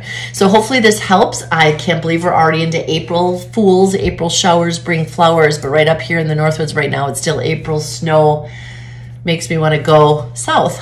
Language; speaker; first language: English; native; English